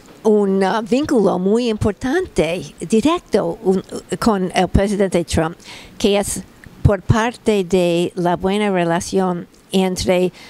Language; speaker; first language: Spanish; non-native, fluent; English